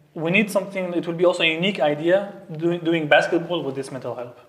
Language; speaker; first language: English; non-native, fluent; Arabic